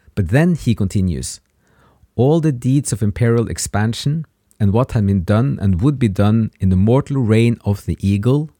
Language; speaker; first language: English; native; English